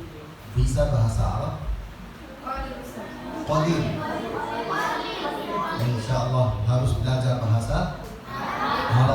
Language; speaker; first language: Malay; non-native, learner; Arabic